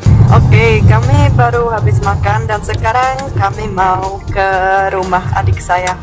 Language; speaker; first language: Indonesian; non-native, fluent; Czech